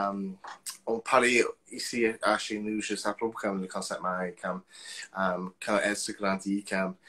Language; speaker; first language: French; non-native, local second language; English